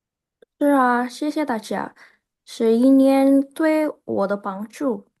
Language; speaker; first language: Chinese; non-native, learner; Indonesian